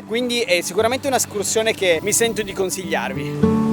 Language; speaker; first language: Italian; native; Italian